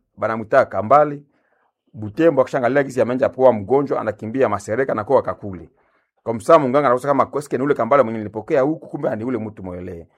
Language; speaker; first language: Swahili; non-native, local second language; Nande